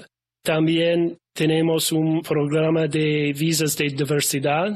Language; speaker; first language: Spanish; non-native, fluent; English